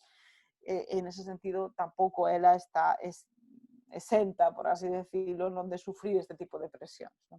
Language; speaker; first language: Galician; non-native, local second language; Spanish